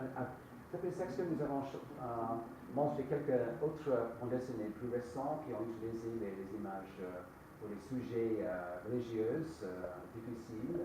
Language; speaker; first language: French; non-native, fluent; English